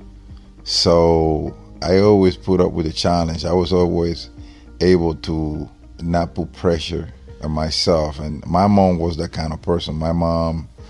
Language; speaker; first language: English; non-native, fluent; Spanish